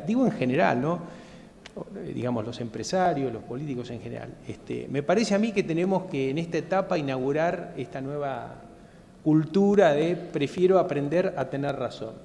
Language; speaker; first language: Spanish; native; Spanish